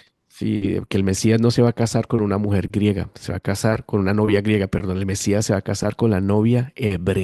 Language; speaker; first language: Spanish; native; Spanish